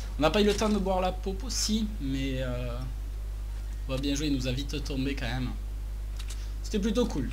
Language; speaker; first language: French; native; French